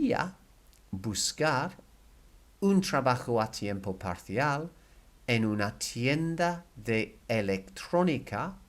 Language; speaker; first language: Spanish; non-native, fluent; English